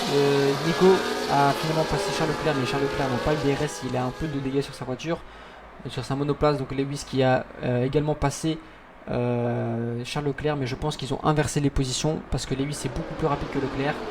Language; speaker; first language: French; native; French